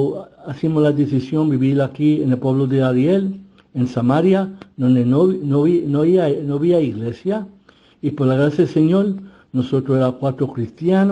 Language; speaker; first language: Spanish; early bilingual, heritage; Spanish